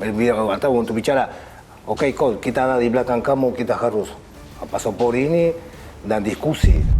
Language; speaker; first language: Indonesian; non-native, fluent; Spanish